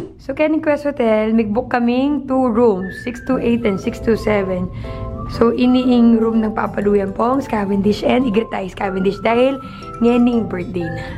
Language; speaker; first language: Filipino; native; Filipino